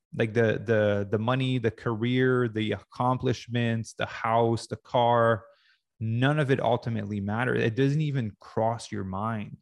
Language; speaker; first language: English; native; English